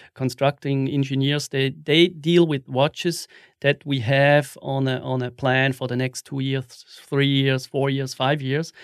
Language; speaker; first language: English; non-native, fluent; German